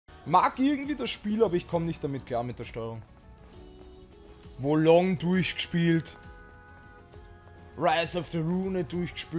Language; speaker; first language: German; native; German